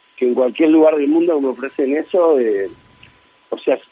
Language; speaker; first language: Spanish; native; Spanish